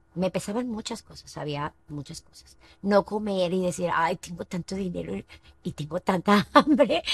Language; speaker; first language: Spanish; native; Spanish